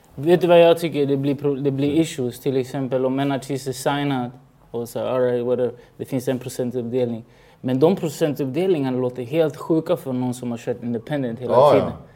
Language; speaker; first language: Swedish; early bilingual, other home language; Spanish